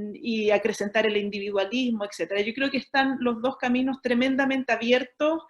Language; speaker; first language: Spanish; native; Spanish